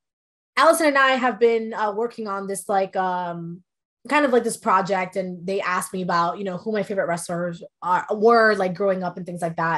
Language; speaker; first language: English; early bilingual, other home language; Spanish